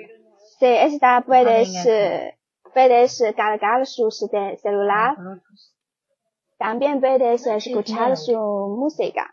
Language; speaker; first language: Spanish; non-native, learner; Chinese